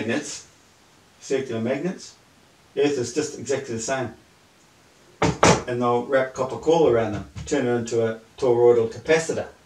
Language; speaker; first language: English; native; English